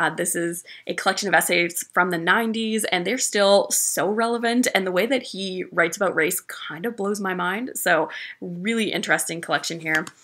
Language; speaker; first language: English; native; English